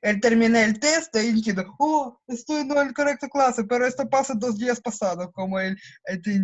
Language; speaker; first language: Spanish; non-native, learner; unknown